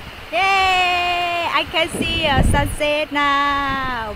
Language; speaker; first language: English; non-native, learner; Thai